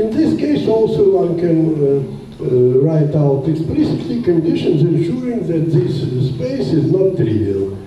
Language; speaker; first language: English; non-native, fluent; Russian